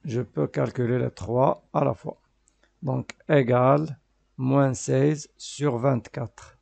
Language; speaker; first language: French; non-native, local second language; Arabic